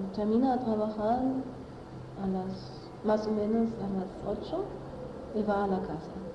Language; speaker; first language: Spanish; non-native, learner; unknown